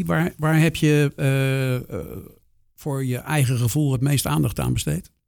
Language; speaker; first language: Dutch; native; Dutch